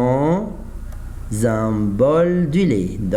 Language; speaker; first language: French; non-native, fluent; Arabic